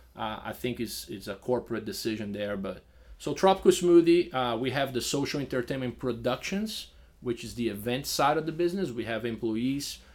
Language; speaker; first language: English; non-native, fluent; Portuguese